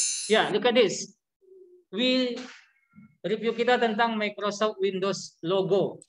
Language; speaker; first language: English; non-native, learner; Indonesian